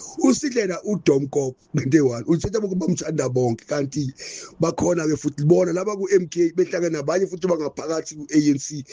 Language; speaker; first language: Zulu; non-native, local second language; Northern Sotho